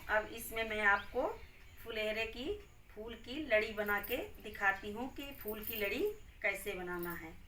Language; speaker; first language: Hindi; native; Hindi